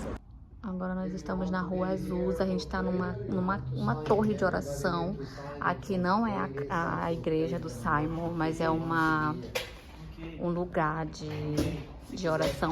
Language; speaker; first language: Portuguese; native; Portuguese